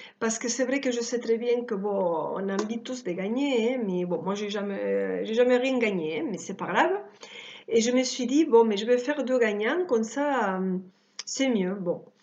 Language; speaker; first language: French; early bilingual, other home language; Spanish